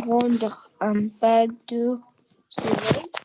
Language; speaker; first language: French; non-native, learner; Arabic